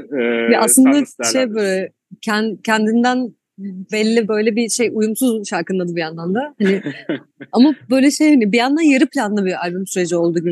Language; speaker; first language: Turkish; native; Turkish